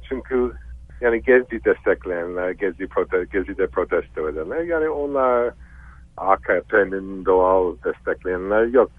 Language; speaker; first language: Turkish; non-native, fluent; English